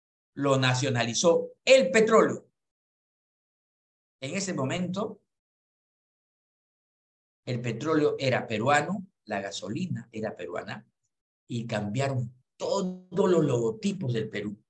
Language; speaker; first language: Spanish; native; Spanish